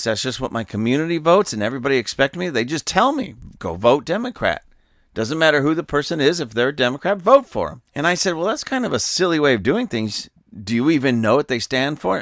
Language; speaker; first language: English; native; English